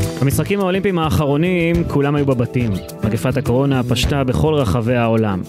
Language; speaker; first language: Hebrew; native; Hebrew